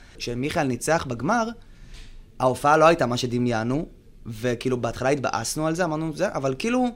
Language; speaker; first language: Hebrew; native; Hebrew